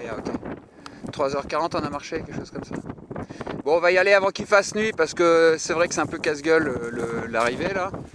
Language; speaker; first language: French; native; French